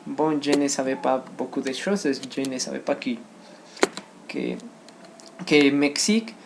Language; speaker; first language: French; non-native, learner; Spanish